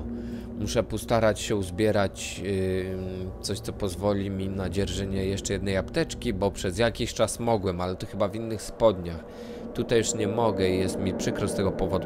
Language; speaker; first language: Polish; native; Polish